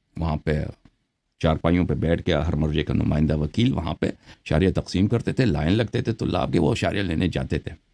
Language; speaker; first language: Urdu; early bilingual, heritage; Urdu